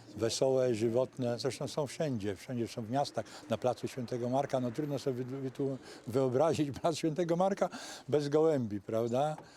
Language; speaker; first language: Polish; native; Polish